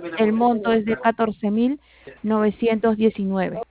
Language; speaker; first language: Spanish; native; Spanish